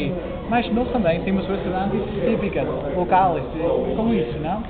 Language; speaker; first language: Portuguese; non-native, fluent; English